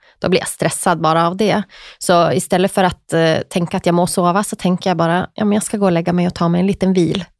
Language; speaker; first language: Swedish; native; Swedish